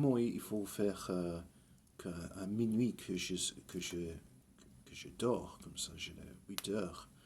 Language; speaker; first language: French; early bilingual, heritage; English